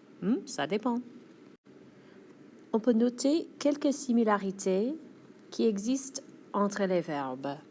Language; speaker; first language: French; non-native, fluent; English